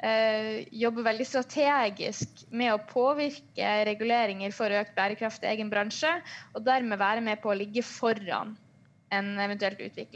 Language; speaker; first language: Norwegian; native; Norwegian